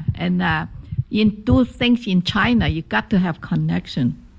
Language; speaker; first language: English; non-native, fluent; Chinese